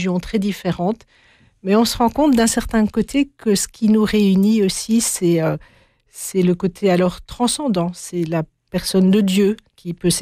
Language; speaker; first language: French; native; French